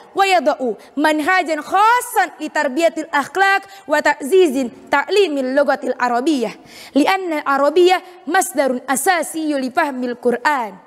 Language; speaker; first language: Arabic; non-native, fluent; Indonesian